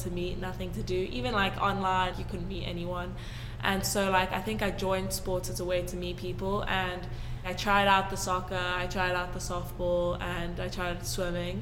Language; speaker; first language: English; native; English